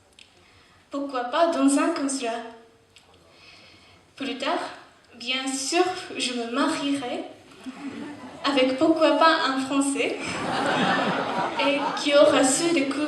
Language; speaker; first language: French; non-native, fluent; Japanese